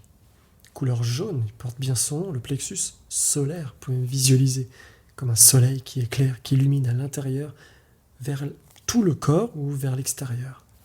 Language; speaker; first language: French; native; French